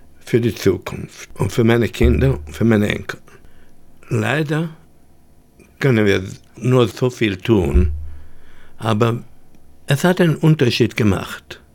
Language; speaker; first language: German; early bilingual, heritage; German